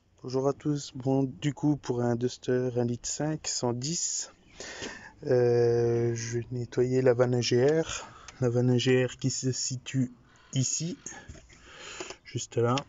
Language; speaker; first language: French; native; French